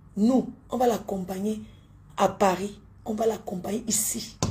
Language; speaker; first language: French; native; French